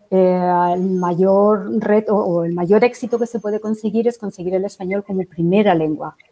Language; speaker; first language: Spanish; native; Spanish